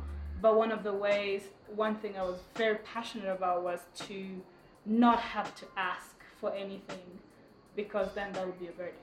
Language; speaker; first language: English; non-native, local second language; Kinyarwanda